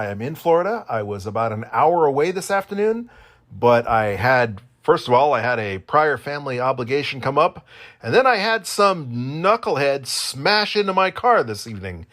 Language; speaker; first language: English; native; English